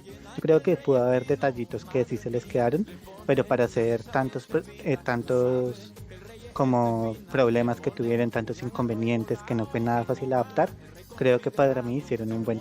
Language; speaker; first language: Spanish; native; Spanish